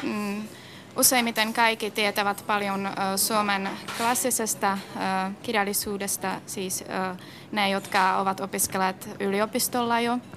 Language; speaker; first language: Finnish; non-native, fluent; Czech